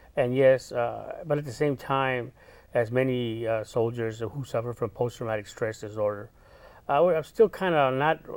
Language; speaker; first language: English; native; English